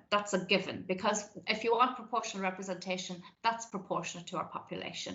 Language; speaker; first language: English; native; English